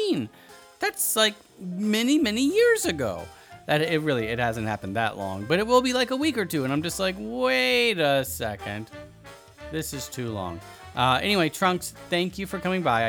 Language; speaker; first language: English; native; English